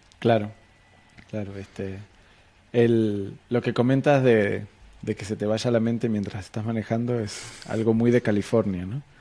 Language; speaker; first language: Spanish; native; Spanish